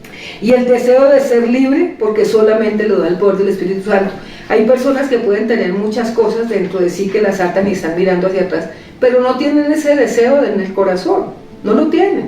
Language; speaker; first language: Spanish; native; Spanish